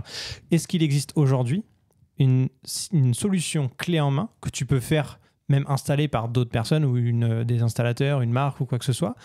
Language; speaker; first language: French; native; French